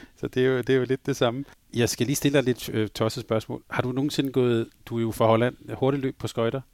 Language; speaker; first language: Danish; native; Danish